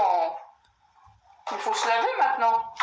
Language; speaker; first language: French; native; French